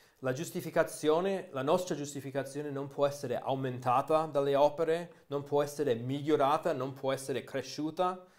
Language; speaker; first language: Italian; non-native, fluent; English